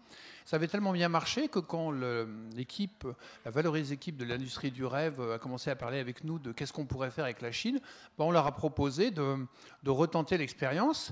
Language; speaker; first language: French; native; French